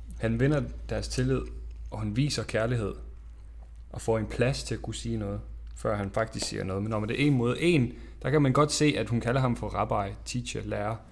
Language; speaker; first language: Danish; non-native, fluent; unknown